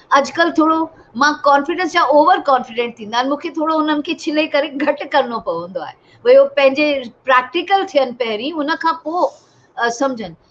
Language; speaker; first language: Sindhi; native; Sindhi